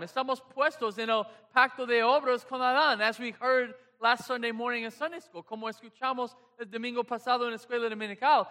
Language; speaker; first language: Spanish; non-native, fluent; English